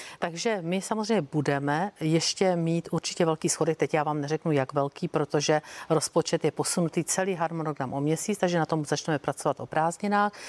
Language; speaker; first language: Czech; native; Czech